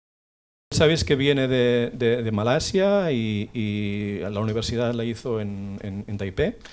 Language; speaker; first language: Spanish; native; Spanish